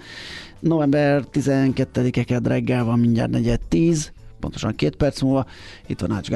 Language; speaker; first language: Hungarian; native; Hungarian